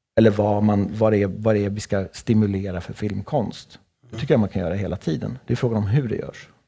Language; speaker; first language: Swedish; early bilingual, other home language; Czech